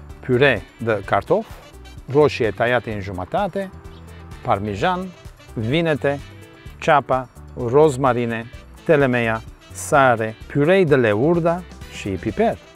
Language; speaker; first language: Romanian; non-native, learner; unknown